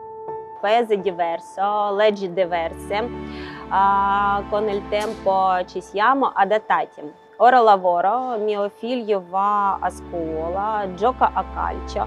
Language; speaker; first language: Italian; non-native, learner; Ukrainian